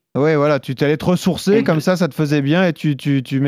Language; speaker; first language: French; native; French